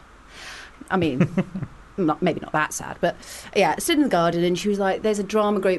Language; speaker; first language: English; native; English